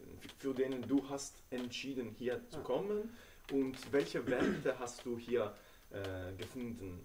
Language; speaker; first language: German; non-native, learner; Italian